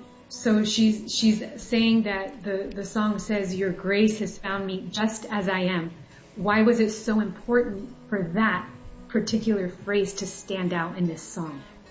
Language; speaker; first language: English; early bilingual, other home language; Spanish